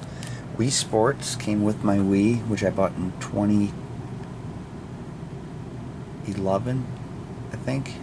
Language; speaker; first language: English; native; English